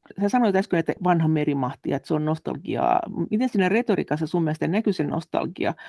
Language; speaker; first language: Finnish; native; Finnish